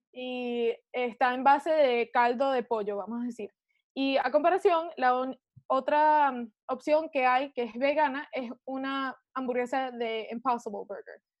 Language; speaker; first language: Spanish; early bilingual, heritage; Spanish